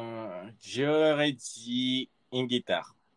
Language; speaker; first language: French; early bilingual, other home language; Spanish